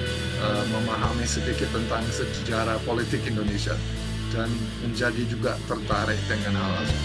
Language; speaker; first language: Indonesian; non-native, fluent; English